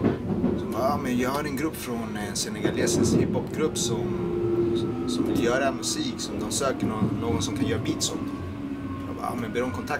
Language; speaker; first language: Swedish; early bilingual, other home language; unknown